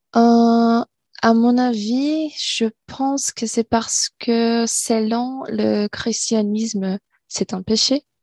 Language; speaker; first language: French; non-native, learner; Portuguese